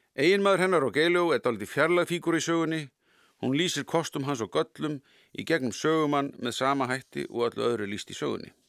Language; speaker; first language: Icelandic; native; Icelandic